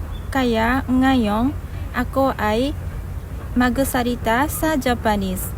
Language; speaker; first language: Filipino; non-native, learner; Japanese